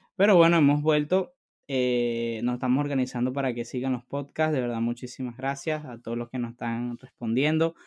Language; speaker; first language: Spanish; native; Spanish